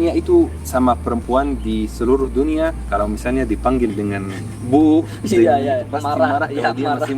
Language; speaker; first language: Indonesian; non-native, fluent; Arabic